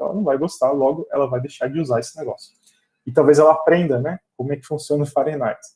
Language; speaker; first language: Portuguese; native; Portuguese